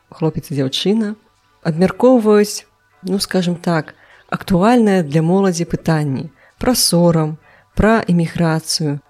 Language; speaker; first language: Belarusian; non-native, local second language; Russian